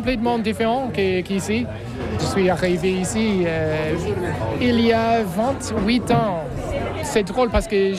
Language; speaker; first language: French; non-native, fluent; English